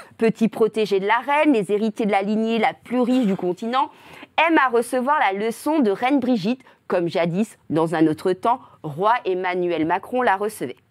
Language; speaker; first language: French; native; French